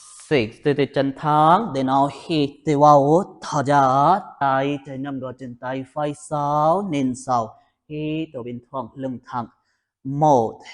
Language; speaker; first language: Vietnamese; non-native, learner; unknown